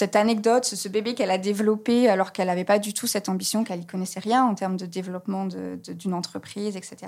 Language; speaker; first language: French; native; French